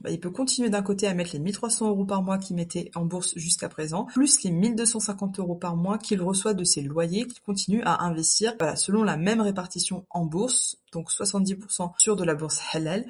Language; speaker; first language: French; native; French